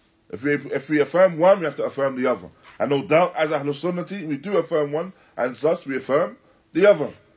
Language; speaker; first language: English; native; English